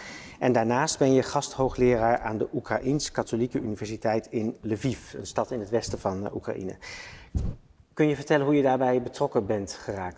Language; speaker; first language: Dutch; native; Dutch